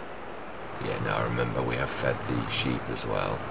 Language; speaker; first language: English; native; English